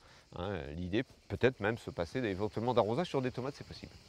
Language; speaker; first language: French; native; French